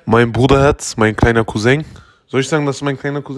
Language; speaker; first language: German; native; German